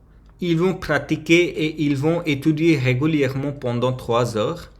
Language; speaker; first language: French; non-native, learner; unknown